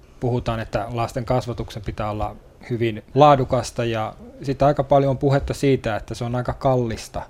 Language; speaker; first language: Finnish; native; Finnish